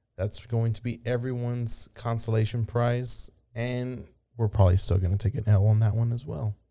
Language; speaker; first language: English; native; English